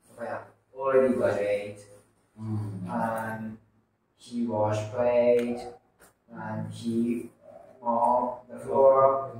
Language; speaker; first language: English; non-native, learner; Japanese